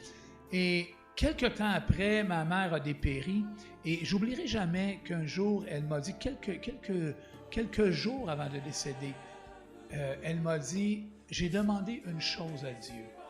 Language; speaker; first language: French; native; French